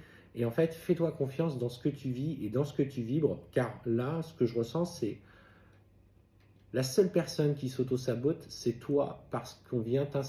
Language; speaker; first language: French; native; French